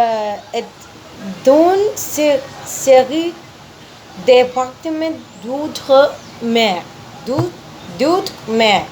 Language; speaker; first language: French; non-native, learner; Spanish